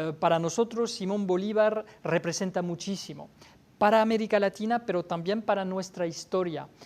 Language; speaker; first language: Spanish; non-native, fluent; French